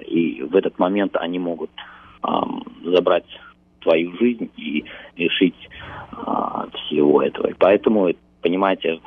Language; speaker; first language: Russian; early bilingual, heritage; Russian